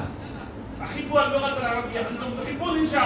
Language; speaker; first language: Arabic; non-native, fluent; Urdu